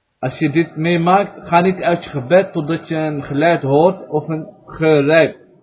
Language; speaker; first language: Dutch; early bilingual, other home language; Arabic